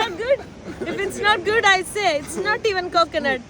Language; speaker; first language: English; non-native, local second language; Malayalam